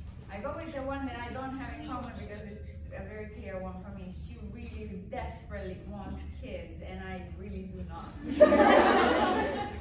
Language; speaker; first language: English; non-native, fluent; Italian